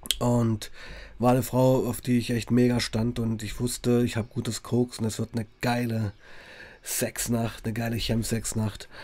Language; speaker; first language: German; native; German